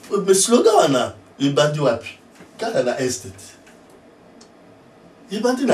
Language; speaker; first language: French; non-native, local second language; Lingala